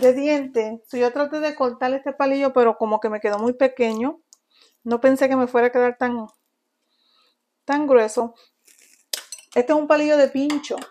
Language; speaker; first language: Spanish; native; Spanish